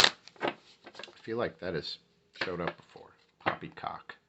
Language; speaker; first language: English; native; English